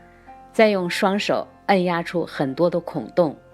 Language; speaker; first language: Chinese; native; Chinese